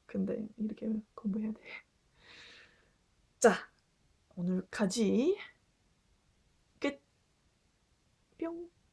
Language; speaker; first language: Korean; non-native, learner; English